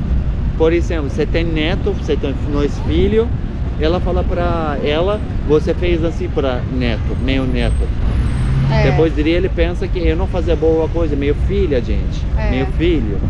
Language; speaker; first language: Portuguese; non-native, learner; Turkish